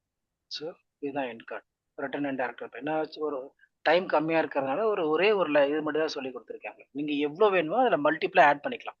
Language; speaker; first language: Tamil; native; Tamil